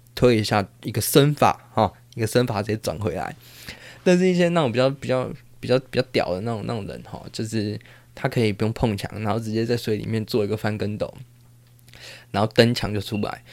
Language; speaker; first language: Chinese; non-native, local second language; Min Nan Chinese